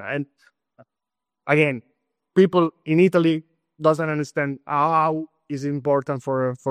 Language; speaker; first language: English; non-native, fluent; Italian